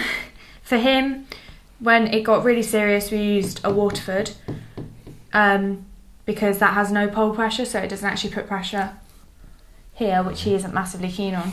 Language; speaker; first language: English; native; English